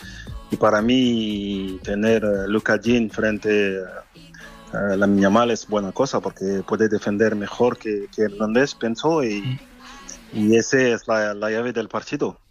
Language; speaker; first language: Spanish; non-native, fluent; French